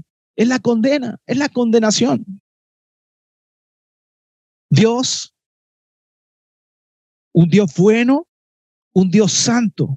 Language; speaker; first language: Spanish; native; Spanish